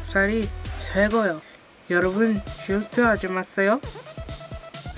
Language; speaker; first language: Korean; non-native, learner; English